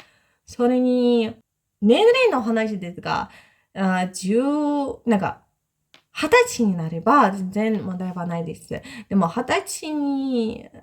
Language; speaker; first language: Japanese; non-native, fluent; Ukrainian